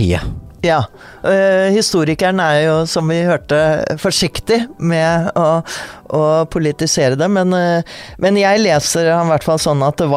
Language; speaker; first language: Norwegian; native; Norwegian